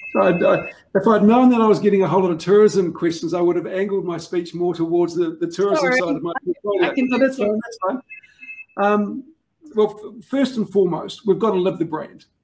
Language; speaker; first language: English; native; English